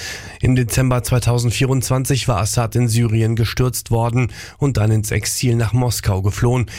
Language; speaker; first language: German; native; German